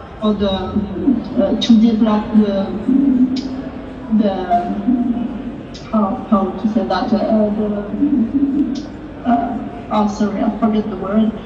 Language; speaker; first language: English; non-native, learner; French